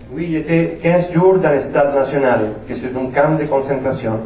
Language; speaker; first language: French; non-native, fluent; Spanish